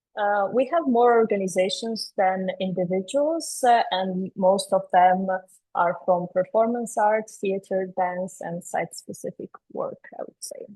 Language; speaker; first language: English; non-native, fluent; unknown